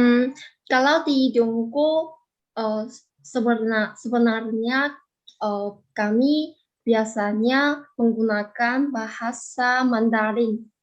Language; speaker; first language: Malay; non-native, fluent; Chinese